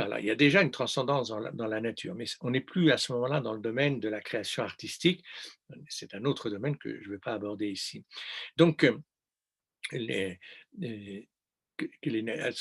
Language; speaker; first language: French; native; French